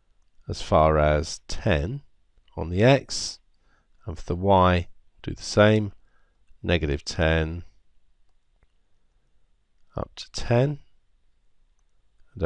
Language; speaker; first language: English; native; English